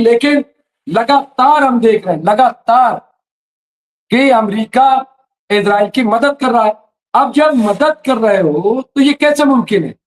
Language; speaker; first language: Urdu; native; Urdu